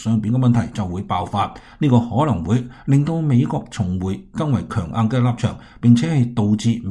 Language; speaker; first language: Chinese; non-native, local second language; Cantonese